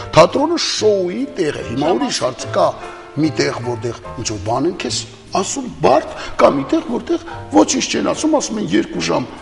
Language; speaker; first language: Armenian; early bilingual, heritage; Armenian